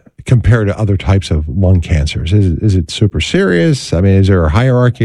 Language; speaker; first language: English; native; English